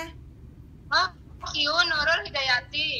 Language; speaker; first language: Cantonese; non-native, learner; Indonesian